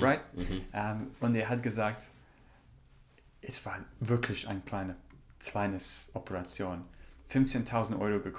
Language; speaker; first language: German; non-native, learner; English